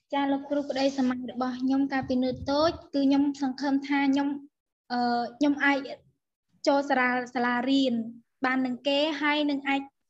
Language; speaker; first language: Khmer; non-native, local second language; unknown